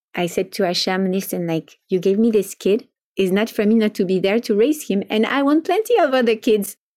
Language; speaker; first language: English; non-native, fluent; French